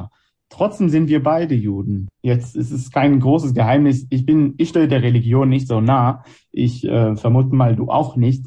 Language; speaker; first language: German; non-native, fluent; Hebrew